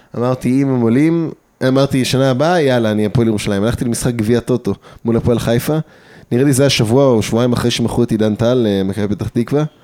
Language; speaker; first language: Hebrew; early bilingual, other home language; English